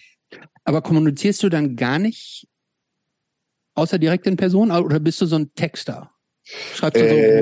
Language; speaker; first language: German; native; German